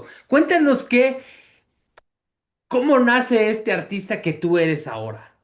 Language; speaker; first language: Spanish; native; Spanish